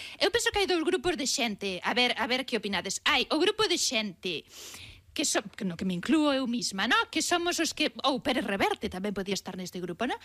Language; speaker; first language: Galician; native; Galician